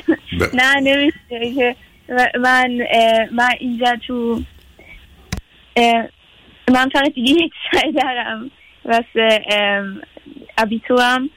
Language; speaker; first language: Persian; early bilingual, heritage; Persian